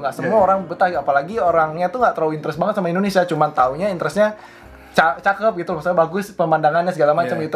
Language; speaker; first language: Indonesian; native; Indonesian